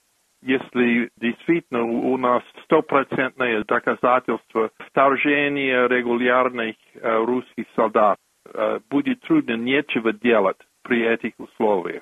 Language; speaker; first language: Russian; non-native, fluent; English